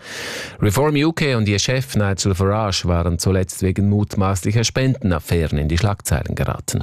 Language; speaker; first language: German; native; German